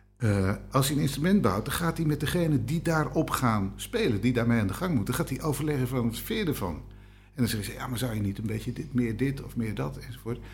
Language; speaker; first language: Dutch; native; Dutch